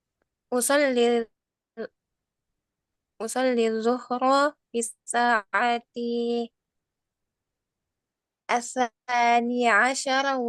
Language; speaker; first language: Arabic; non-native, learner; Indonesian